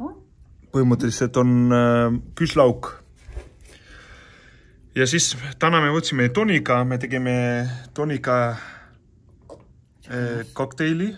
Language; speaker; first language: Estonian; non-native, learner; Spanish